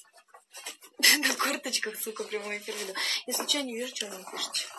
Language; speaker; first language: Russian; native; Russian